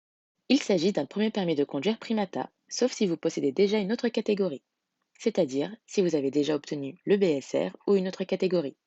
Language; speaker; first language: French; native; French